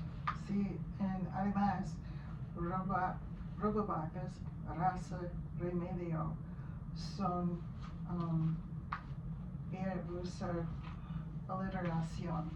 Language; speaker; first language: Spanish; non-native, learner; English